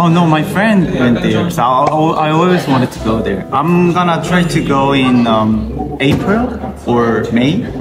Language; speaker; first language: English; non-native, fluent; Korean